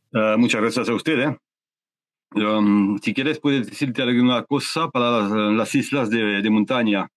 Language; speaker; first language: Spanish; non-native, learner; French